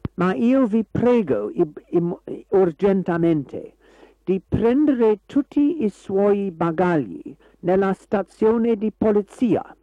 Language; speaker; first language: Italian; non-native, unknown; English